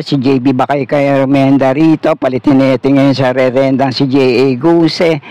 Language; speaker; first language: Filipino; native; Filipino